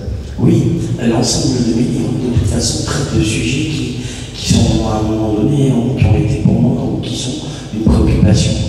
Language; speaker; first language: French; native; French